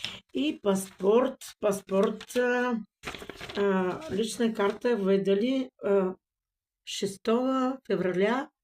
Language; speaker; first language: Russian; non-native, learner; Bulgarian